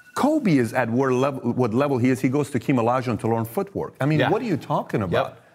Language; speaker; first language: English; early bilingual, other home language; Persian